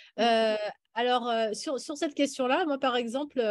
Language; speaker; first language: French; native; French